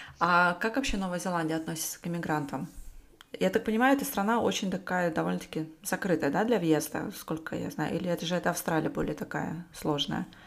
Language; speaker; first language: Russian; native; Russian